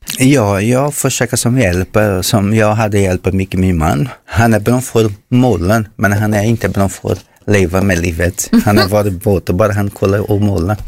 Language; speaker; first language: Swedish; non-native, learner; Portuguese